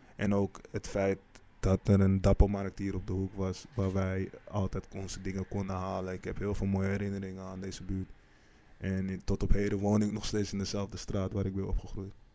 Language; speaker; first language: Dutch; native; Dutch